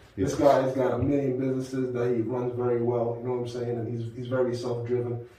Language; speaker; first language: English; native; English